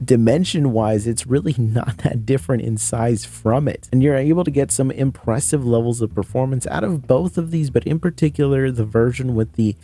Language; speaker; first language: English; native; English